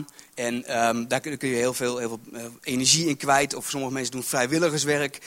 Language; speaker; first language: Dutch; native; Dutch